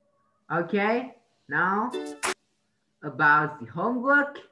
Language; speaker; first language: English; non-native, learner; Vietnamese